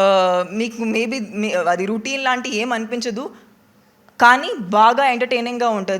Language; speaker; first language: Telugu; non-native, local second language; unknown